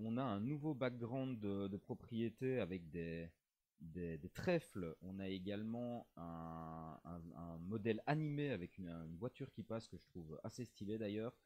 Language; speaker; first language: French; native; French